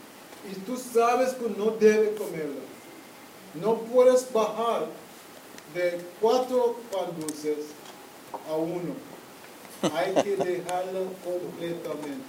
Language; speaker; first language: Spanish; non-native, fluent; English